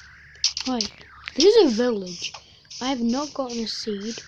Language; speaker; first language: English; native; English